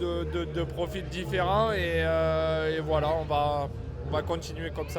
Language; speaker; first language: French; native; French